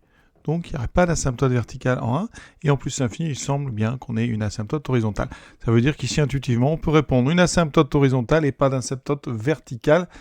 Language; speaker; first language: French; native; French